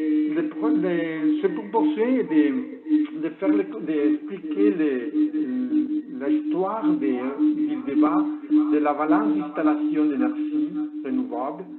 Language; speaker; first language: French; non-native, learner; Spanish